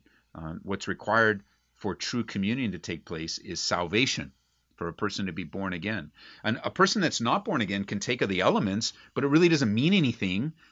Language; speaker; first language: English; native; English